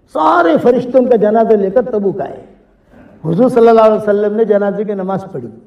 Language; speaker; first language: Urdu; native; Urdu